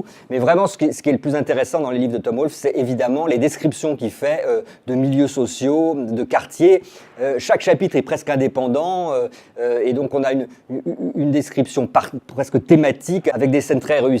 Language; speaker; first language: French; native; French